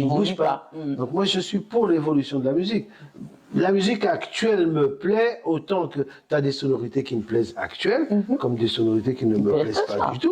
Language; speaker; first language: French; native; French